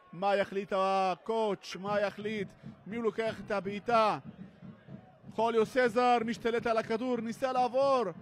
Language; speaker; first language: Hebrew; native; Hebrew